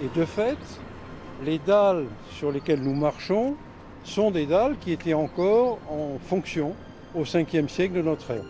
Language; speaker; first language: French; native; French